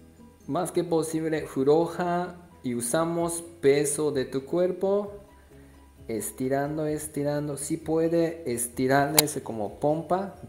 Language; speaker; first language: Spanish; non-native, learner; Japanese